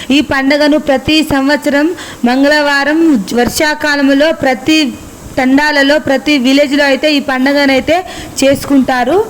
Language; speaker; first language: Telugu; non-native, local second language; Lambadi